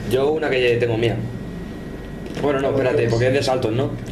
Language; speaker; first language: Spanish; native; Spanish